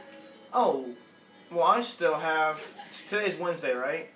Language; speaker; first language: English; native; English